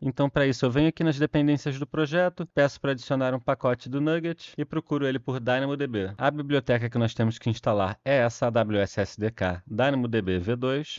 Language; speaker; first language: Portuguese; native; Portuguese